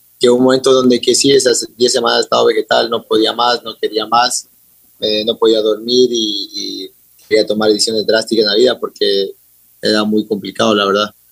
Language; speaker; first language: Spanish; native; Spanish